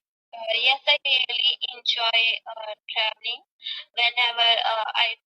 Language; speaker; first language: English; non-native, learner; Punjabi